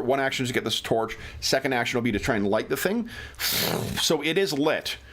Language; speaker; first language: English; native; English